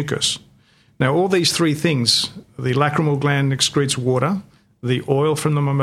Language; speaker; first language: English; non-native, local second language; Greek